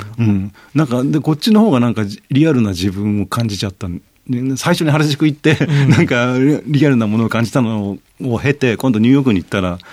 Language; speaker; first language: Japanese; native; Japanese